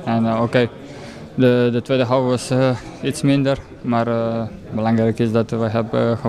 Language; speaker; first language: Dutch; non-native, learner; Slovenian